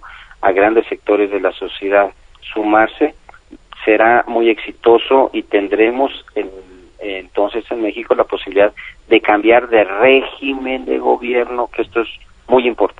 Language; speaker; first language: Spanish; native; Spanish